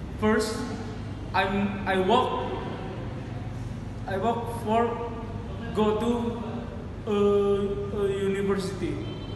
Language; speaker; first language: English; non-native, learner; Indonesian